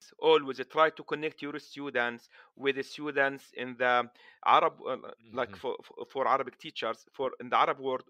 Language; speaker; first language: English; non-native, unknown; Arabic